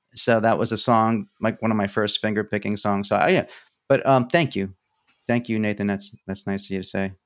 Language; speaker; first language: English; early bilingual, other home language; Greek